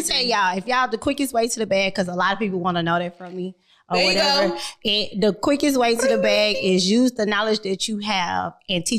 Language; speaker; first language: English; native; English